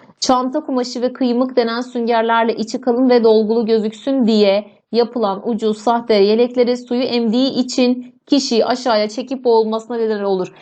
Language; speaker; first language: Turkish; native; Turkish